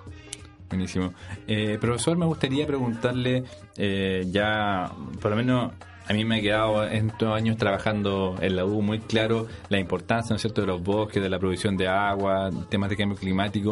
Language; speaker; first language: Spanish; native; Spanish